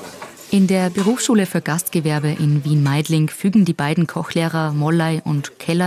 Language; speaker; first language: German; native; German